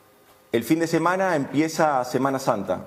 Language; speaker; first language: Spanish; native; Spanish